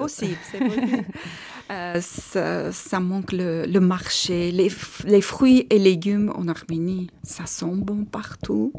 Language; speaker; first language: French; non-native, fluent; Armenian